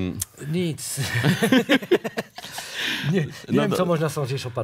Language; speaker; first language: Polish; non-native, fluent; French